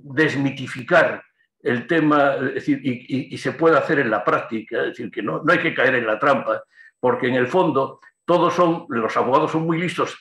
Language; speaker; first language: Spanish; native; Spanish